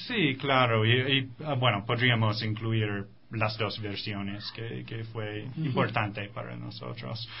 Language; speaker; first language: Spanish; non-native, fluent; English